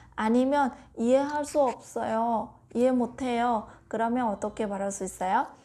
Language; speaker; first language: Korean; non-native, learner; Vietnamese